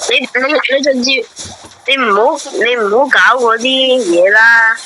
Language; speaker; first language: Chinese; early bilingual, heritage; Cantonese